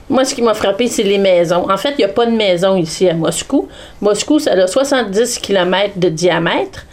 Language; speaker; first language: French; native; French